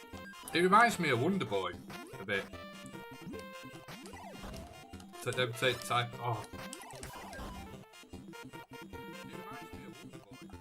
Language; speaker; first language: English; native; English